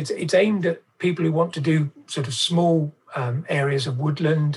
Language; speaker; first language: English; native; English